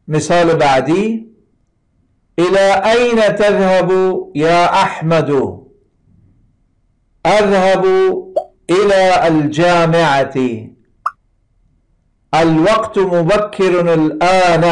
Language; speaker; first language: Arabic; non-native, fluent; Persian